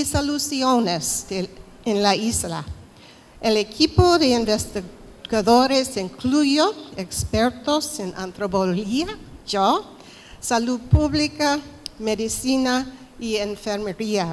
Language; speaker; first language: Spanish; non-native, fluent; English